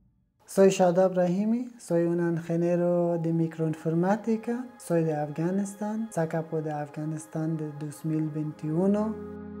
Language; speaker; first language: Spanish; non-native, learner; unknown